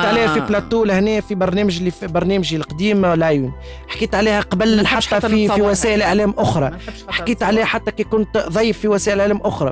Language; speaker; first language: Arabic; native; Arabic